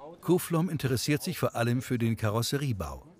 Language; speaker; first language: German; native; German